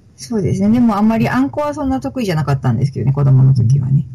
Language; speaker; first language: Japanese; native; Japanese